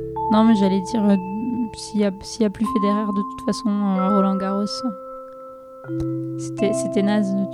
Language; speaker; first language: French; native; French